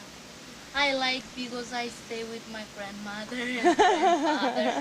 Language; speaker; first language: English; non-native, learner; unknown